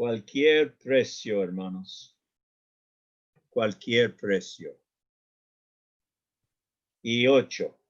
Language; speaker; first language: Spanish; non-native, learner; English